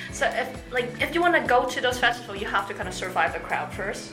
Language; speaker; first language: English; native; English